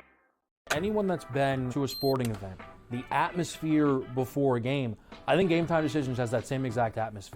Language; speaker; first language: English; native; English